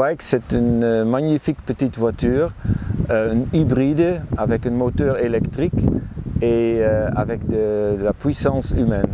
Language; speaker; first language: French; non-native, fluent; Dutch